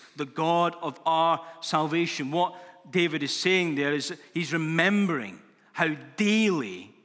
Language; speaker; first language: English; native; English